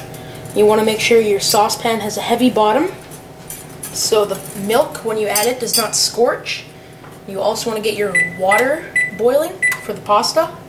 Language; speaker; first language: English; native; English